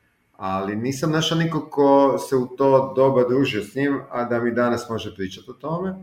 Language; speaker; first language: Serbian; native; Serbian